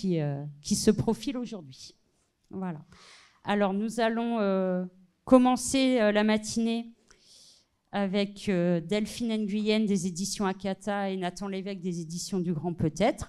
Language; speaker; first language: French; native; French